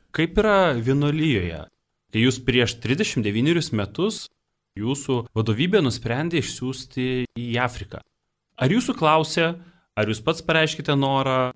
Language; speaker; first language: Lithuanian; native; Lithuanian